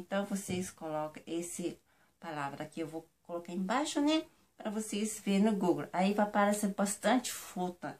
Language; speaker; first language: Portuguese; non-native, fluent; Japanese